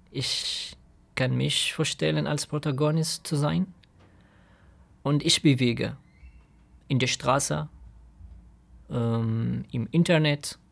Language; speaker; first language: German; non-native, learner; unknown